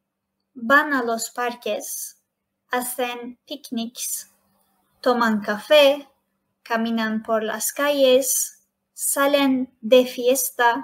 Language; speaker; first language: Spanish; non-native, fluent; Turkish